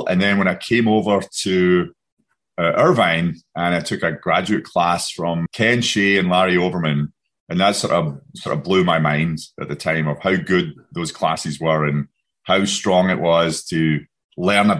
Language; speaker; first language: English; native; English